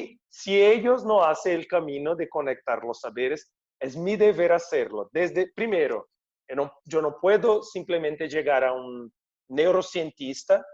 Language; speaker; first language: Spanish; non-native, fluent; Portuguese